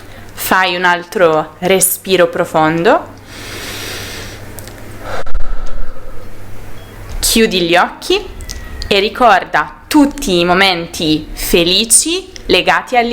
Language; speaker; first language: Italian; native; Italian